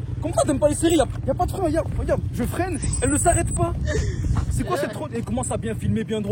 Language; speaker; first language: French; native; French